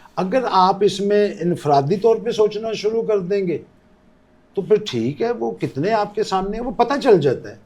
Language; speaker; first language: Urdu; non-native, local second language; Punjabi